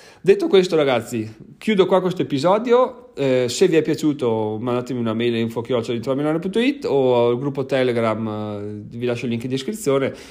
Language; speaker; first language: Italian; native; Italian